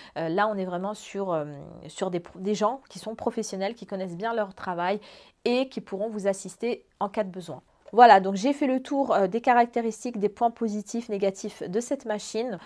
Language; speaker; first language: French; native; French